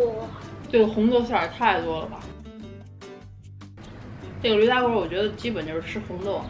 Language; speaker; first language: Chinese; native; Chinese